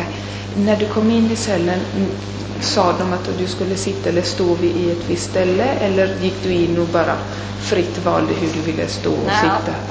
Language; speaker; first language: Swedish; non-native, fluent; Italian